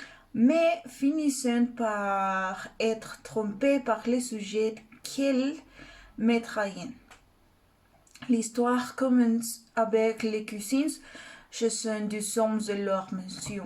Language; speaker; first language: French; non-native, learner; Spanish